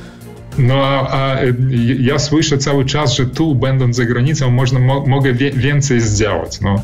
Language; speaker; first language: Polish; early bilingual, heritage; Polish